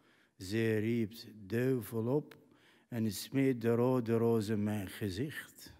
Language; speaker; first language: Dutch; non-native, fluent; Arabic